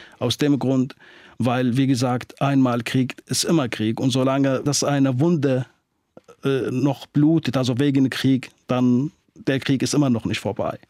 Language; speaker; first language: German; non-native, fluent; Arabic